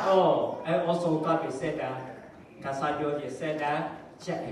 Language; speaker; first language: English; non-native, learner; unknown